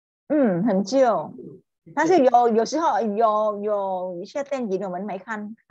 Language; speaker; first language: Chinese; non-native, fluent; Vietnamese